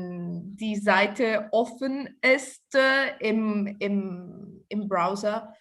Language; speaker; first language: German; non-native, learner; Italian